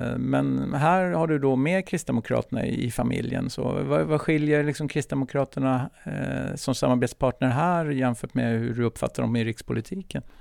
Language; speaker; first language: Swedish; native; Swedish